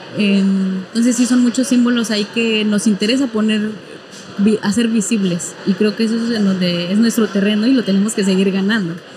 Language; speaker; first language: Spanish; native; Spanish